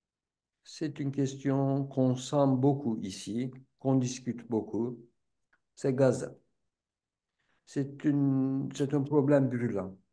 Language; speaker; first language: French; non-native, fluent; Turkish